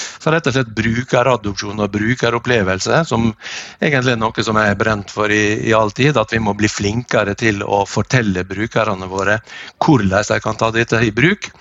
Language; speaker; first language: Norwegian; native; Norwegian